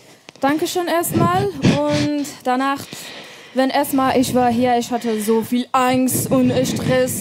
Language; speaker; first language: German; non-native, learner; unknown